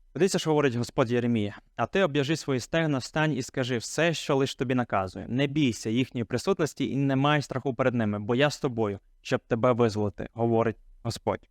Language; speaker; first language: Ukrainian; non-native, local second language; Hungarian